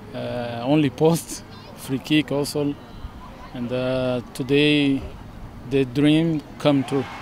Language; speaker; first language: English; non-native, learner; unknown